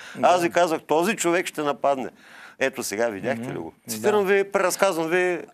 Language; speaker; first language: Bulgarian; native; Bulgarian